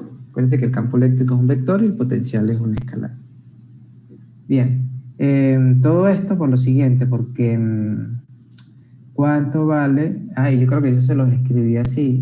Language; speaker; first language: Spanish; native; Spanish